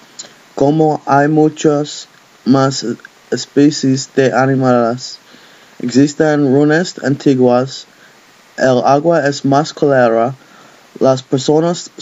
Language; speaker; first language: Spanish; non-native, learner; English